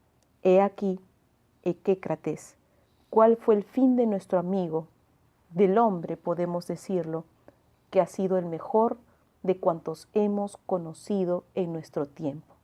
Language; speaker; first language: Spanish; native; Spanish